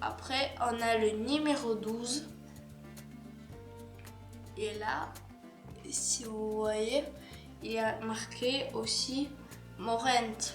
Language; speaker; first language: French; non-native, learner; Ukrainian